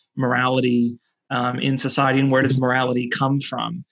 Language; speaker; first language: English; early bilingual, other home language; Spanish